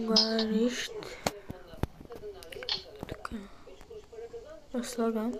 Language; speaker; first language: Bulgarian; early bilingual, heritage; Bulgarian